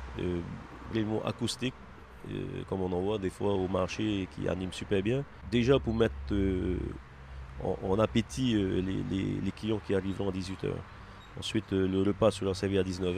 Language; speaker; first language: French; native; French